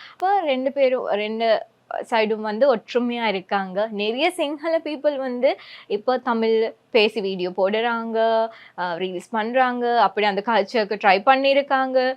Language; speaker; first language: Tamil; non-native, fluent; Sinhala